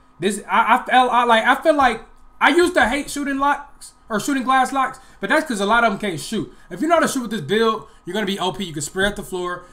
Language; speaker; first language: English; native; English